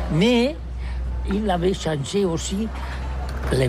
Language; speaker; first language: French; non-native, learner; Catalan